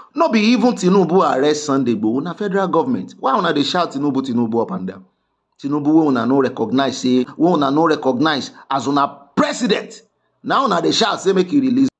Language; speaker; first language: Nigerian Pidgin; non-native, local second language; Yoruba